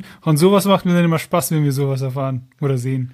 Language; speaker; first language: German; native; German